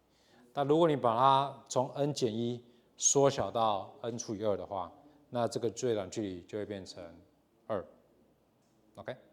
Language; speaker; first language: Chinese; native; Chinese